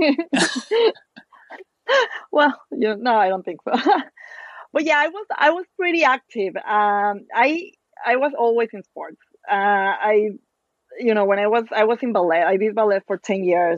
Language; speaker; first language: English; non-native, fluent; Spanish